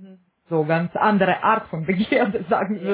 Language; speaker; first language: German; non-native, fluent; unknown